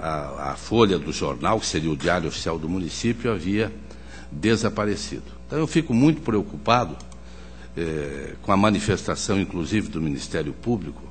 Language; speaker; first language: Portuguese; native; Portuguese